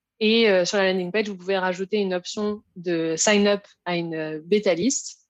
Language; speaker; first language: French; native; French